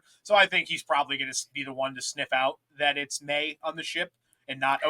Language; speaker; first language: English; native; English